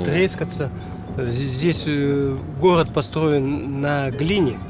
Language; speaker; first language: Russian; native; Russian